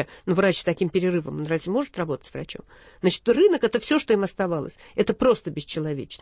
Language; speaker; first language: Russian; native; Russian